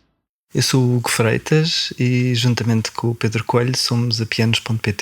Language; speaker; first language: Portuguese; native; Portuguese